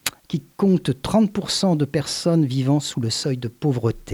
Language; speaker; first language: French; native; French